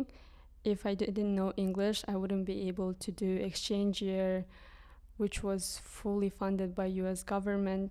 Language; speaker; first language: English; non-native, fluent; Kyrgyz